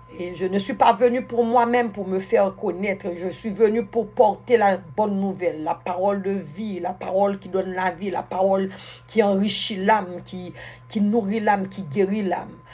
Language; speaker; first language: French; non-native, local second language; Haitian Creole